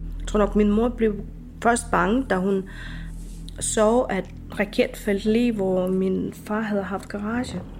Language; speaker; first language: Danish; non-native, fluent; Ukrainian